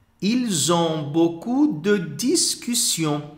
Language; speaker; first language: French; non-native, fluent; Portuguese